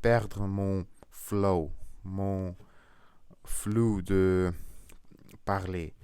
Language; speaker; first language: French; non-native, learner; Russian